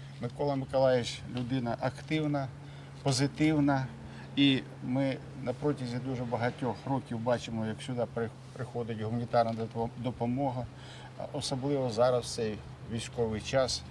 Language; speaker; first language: Ukrainian; native; Ukrainian